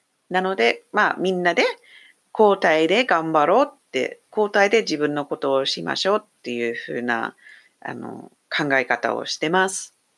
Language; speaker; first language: Japanese; non-native, fluent; English